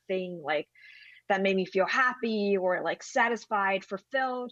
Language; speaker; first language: English; non-native, fluent; Chinese